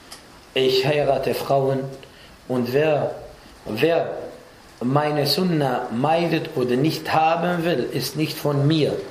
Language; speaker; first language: German; non-native, fluent; Arabic